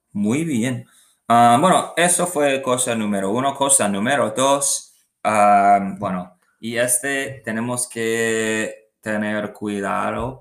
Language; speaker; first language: Spanish; non-native, learner; English